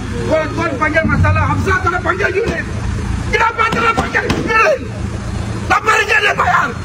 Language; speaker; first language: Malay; non-native, learner; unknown